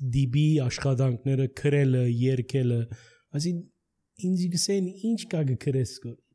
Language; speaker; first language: Armenian; early bilingual, heritage; Armenian